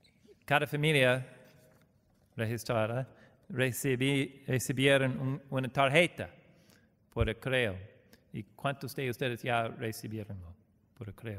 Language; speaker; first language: Spanish; non-native, learner; English